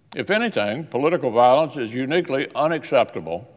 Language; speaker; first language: English; native; English